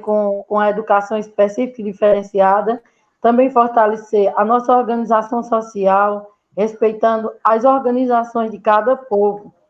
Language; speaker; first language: Portuguese; native; Portuguese